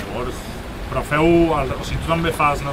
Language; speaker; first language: Catalan; native; Catalan